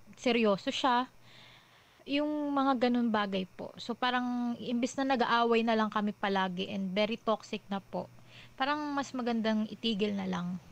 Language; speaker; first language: Filipino; native; Filipino